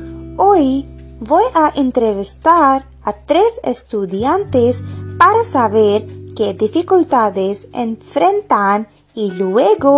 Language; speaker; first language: Spanish; non-native, learner; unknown